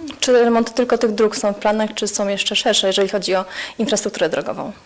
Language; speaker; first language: Polish; native; Polish